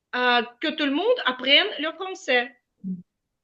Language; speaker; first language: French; non-native, fluent; Ukrainian